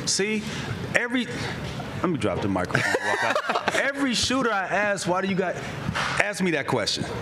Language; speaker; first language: English; native; English